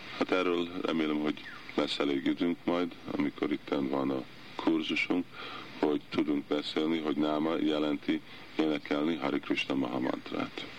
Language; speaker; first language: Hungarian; early bilingual, heritage; Hungarian